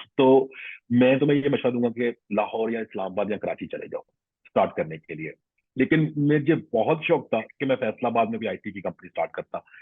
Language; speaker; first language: Urdu; non-native, local second language; Punjabi